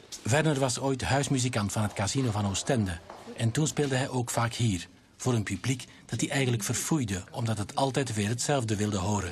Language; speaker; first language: Dutch; native; Dutch